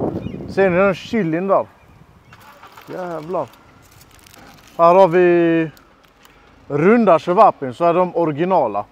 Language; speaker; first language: Swedish; native; Swedish